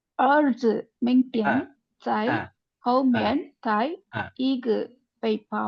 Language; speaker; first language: Chinese; non-native, learner; Tamil